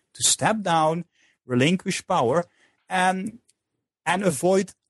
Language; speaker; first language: English; non-native, fluent; Dutch